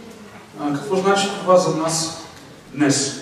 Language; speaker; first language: Bulgarian; native; Bulgarian